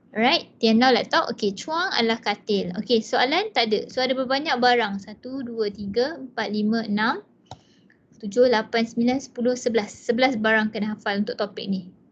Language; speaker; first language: Malay; non-native, local second language; Chinese